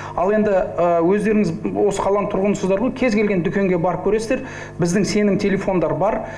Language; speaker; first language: Kazakh; native; Kazakh